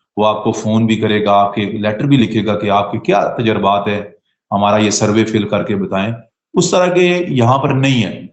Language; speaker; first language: Urdu; non-native, local second language; Pahari-Potwari